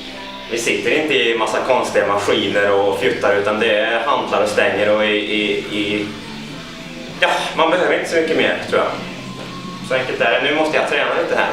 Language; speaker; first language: Swedish; native; Swedish